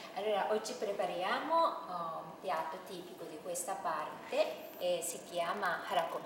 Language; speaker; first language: Italian; non-native, fluent; Japanese